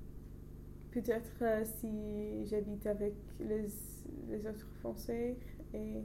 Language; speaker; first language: French; non-native, learner; English